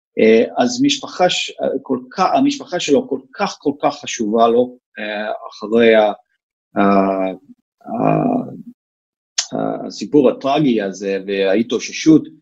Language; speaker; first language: Hebrew; non-native, fluent; English